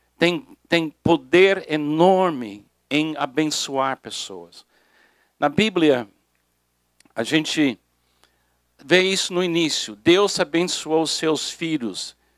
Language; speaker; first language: Portuguese; non-native, fluent; English